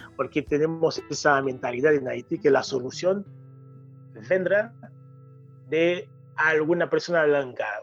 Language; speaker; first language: Spanish; non-native, fluent; Haitian Creole